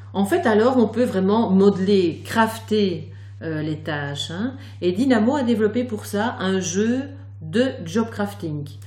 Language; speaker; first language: French; native; French